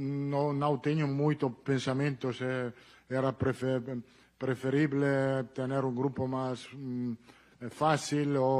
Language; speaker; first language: Portuguese; non-native, learner; Italian